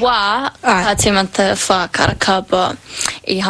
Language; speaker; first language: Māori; non-native, local second language; English